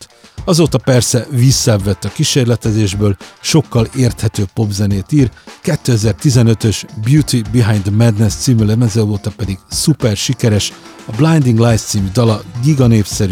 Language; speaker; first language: Hungarian; native; Hungarian